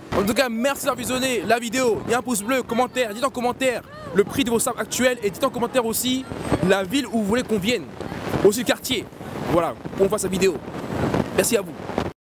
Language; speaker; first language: French; native; French